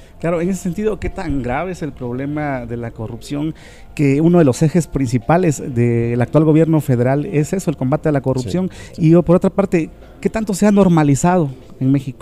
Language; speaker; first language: Spanish; native; Spanish